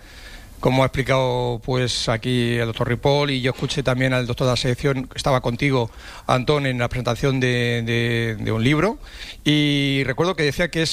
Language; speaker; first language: Spanish; native; Spanish